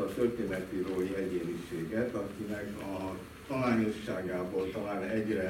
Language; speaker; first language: Hungarian; native; Hungarian